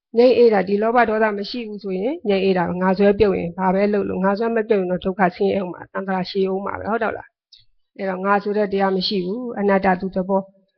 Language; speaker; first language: Burmese; native; Burmese